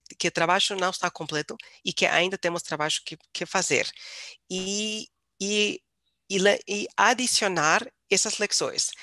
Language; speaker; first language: Portuguese; non-native, fluent; English